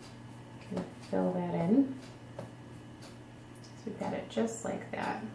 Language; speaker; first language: English; native; English